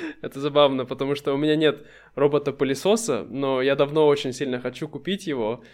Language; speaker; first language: Russian; native; Russian